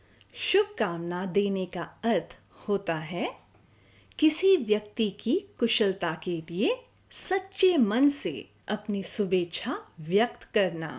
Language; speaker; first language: Hindi; native; Hindi